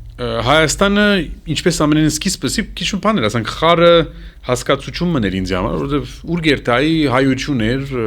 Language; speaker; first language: Armenian; early bilingual, heritage; Armenian